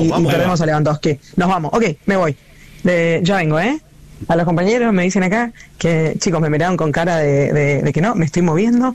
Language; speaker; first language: Spanish; native; Spanish